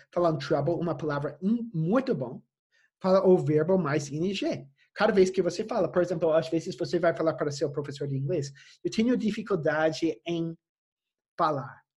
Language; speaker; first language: Portuguese; non-native, fluent; English